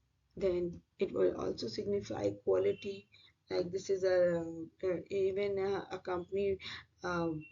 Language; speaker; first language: English; non-native, local second language; Hindi